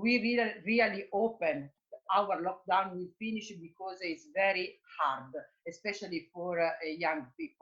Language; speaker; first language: English; non-native, fluent; Italian